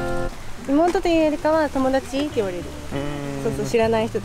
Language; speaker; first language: Japanese; native; Japanese